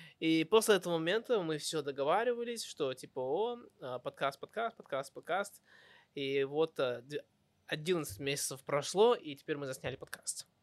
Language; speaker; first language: Russian; early bilingual, heritage; Russian